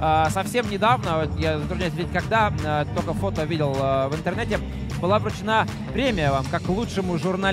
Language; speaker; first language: Russian; native; Russian